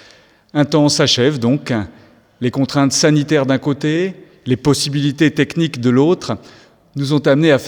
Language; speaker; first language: French; native; French